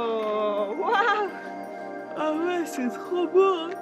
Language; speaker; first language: French; native; French